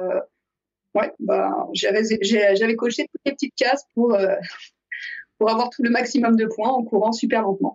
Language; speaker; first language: French; native; French